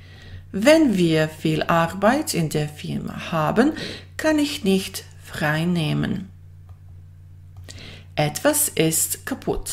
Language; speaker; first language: German; non-native, fluent; Bosnian